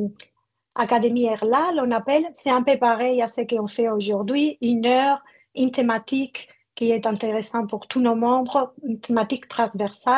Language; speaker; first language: French; non-native, fluent; Spanish